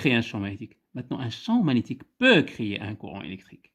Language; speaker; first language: French; non-native, local second language; Arabic